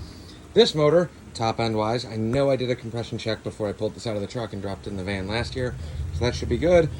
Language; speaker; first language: English; native; English